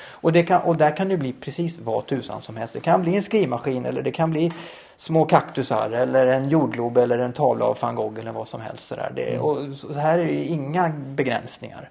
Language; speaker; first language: Swedish; native; Swedish